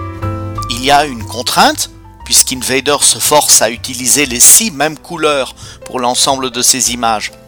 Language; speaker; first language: French; native; French